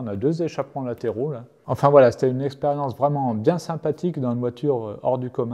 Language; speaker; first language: French; native; French